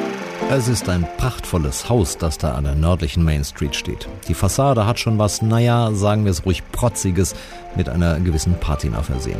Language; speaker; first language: German; native; German